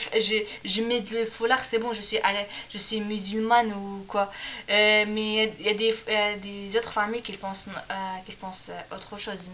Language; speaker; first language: French; non-native, local second language; Arabic